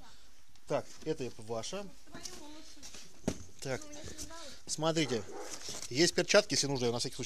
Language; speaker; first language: Russian; native; Russian